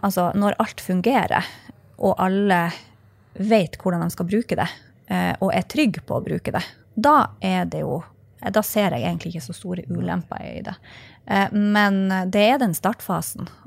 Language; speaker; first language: Norwegian; native; Norwegian